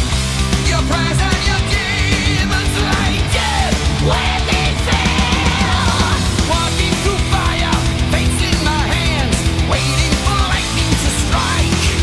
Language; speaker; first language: English; native; English